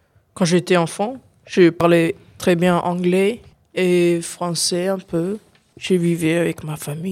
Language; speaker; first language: French; non-native, learner; English